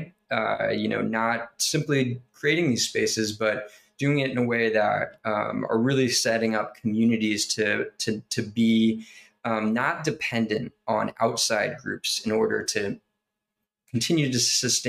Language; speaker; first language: English; native; English